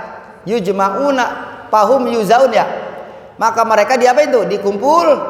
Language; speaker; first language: Malay; native; Malay